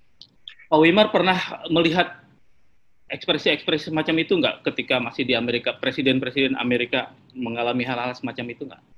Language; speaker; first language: Indonesian; native; Indonesian